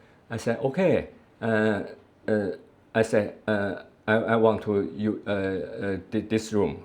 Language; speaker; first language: English; non-native, learner; Chinese